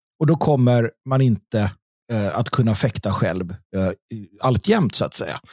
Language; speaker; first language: Swedish; native; Swedish